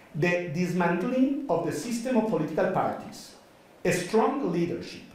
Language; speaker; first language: English; non-native, fluent; Spanish